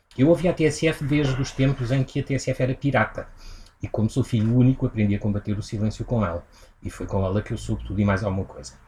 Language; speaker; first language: Portuguese; native; Portuguese